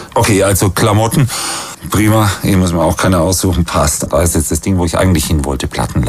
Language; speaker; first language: German; native; German